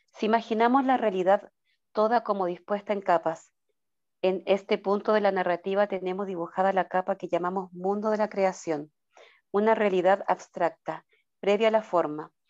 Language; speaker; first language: Spanish; native; Spanish